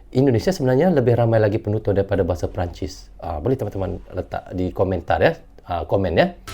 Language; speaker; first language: Malay; native; Malay